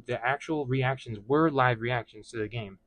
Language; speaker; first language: English; native; English